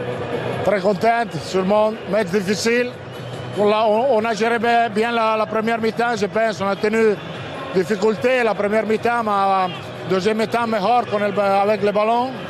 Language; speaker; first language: French; non-native, learner; Italian